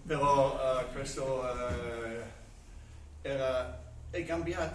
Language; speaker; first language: Italian; non-native, fluent; German